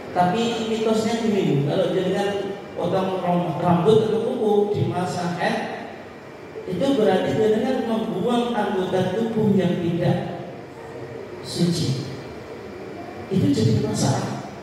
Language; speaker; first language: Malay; non-native, local second language; Javanese